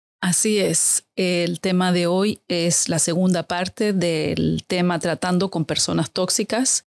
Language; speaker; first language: Spanish; native; Spanish